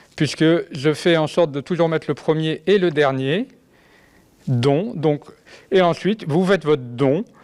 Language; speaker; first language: French; native; French